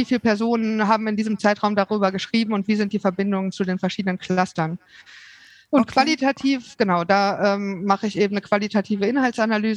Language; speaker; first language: German; native; German